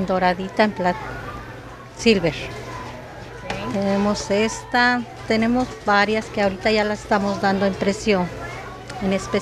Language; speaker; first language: Spanish; native; Spanish